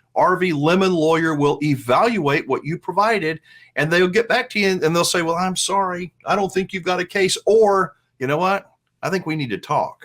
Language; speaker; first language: English; native; English